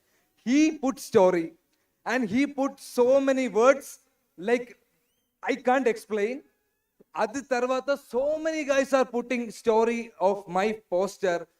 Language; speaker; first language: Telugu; non-native, learner; Malayalam